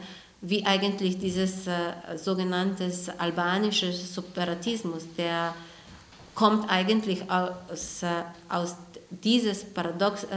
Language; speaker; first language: German; non-native, fluent; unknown